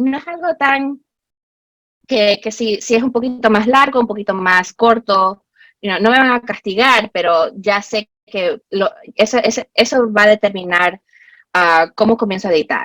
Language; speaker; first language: Spanish; early bilingual, heritage; Spanish